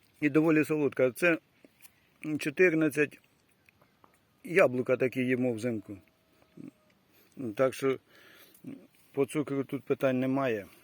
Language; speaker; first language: Ukrainian; native; Ukrainian